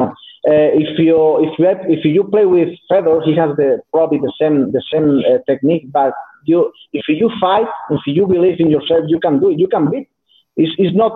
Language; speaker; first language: English; non-native, learner; Spanish